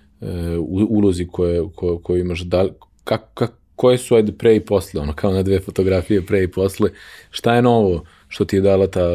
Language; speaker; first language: Serbian; native; Serbian